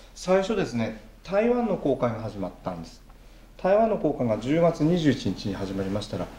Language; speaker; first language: Japanese; native; Japanese